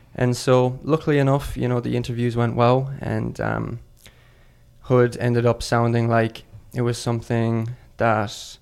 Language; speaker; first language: English; native; English